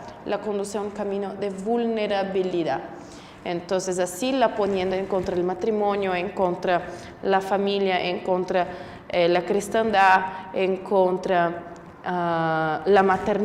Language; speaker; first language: Spanish; non-native, fluent; Portuguese